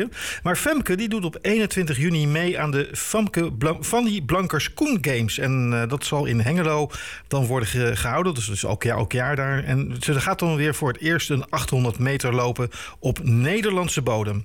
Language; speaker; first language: Dutch; native; Dutch